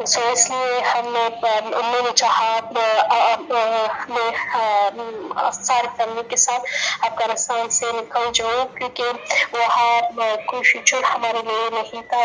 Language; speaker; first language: Hindi; non-native, fluent; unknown